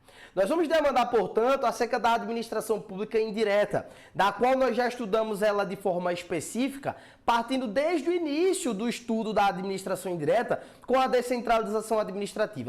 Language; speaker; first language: Portuguese; native; Portuguese